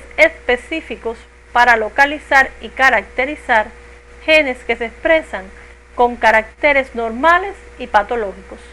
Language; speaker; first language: Spanish; native; Spanish